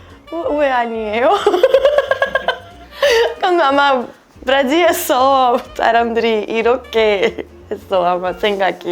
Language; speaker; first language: Korean; non-native, learner; Spanish